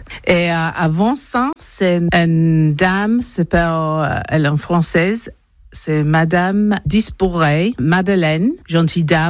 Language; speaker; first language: French; non-native, learner; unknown